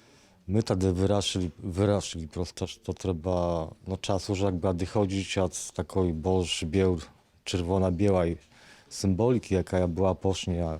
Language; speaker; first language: Polish; non-native, learner; Belarusian